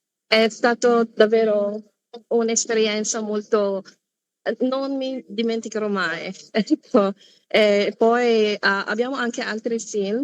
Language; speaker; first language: Italian; non-native, fluent; Filipino